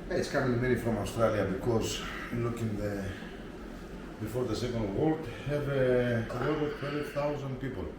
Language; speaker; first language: English; non-native, learner; Greek